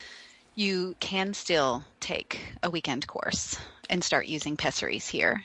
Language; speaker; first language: English; native; English